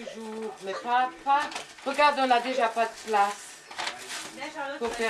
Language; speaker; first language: French; native; French